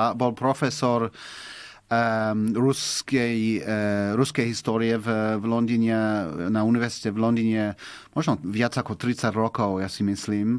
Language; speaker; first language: Slovak; non-native, fluent; English